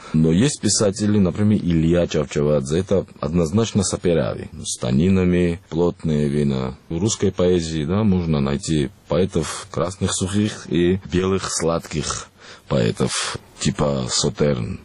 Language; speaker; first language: Russian; non-native, local second language; Georgian